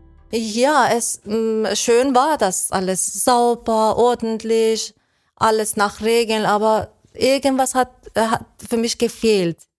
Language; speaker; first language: German; non-native, fluent; Persian